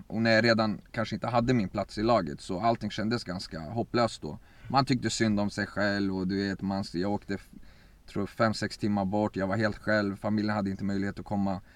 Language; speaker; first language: Swedish; early bilingual, other home language; Kurdish